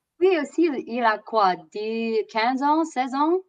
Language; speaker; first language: French; non-native, fluent; English